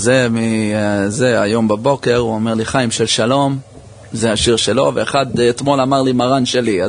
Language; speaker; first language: Hebrew; early bilingual, heritage; English